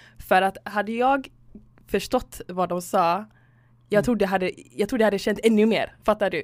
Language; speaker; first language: Swedish; early bilingual, other home language; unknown